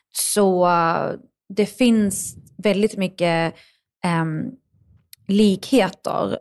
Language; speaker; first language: Swedish; early bilingual, other home language; Arabic